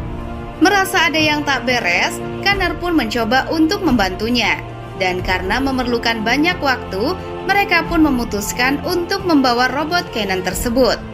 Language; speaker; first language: Indonesian; native; Indonesian